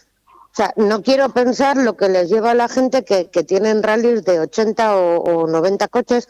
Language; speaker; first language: Spanish; native; Spanish